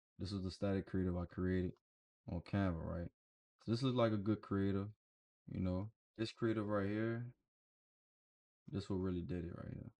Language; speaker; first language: English; native; English